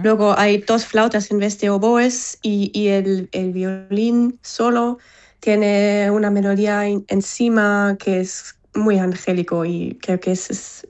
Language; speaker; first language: Spanish; non-native, fluent; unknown